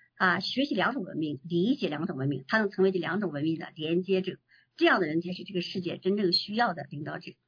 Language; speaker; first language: Chinese; native; Chinese